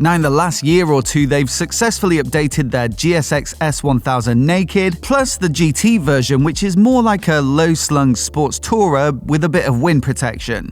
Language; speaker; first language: English; native; English